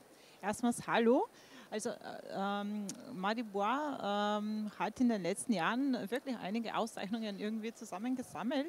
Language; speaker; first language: German; non-native, fluent; Slovenian